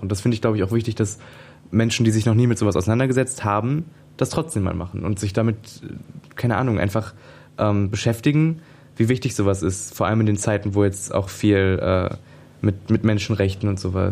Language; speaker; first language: German; native; German